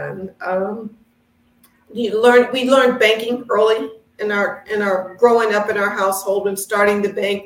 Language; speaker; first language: English; native; English